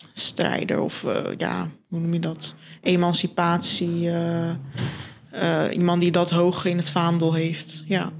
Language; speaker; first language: Dutch; non-native, local second language; Turkish